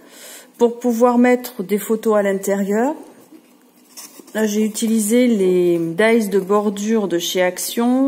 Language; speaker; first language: French; native; French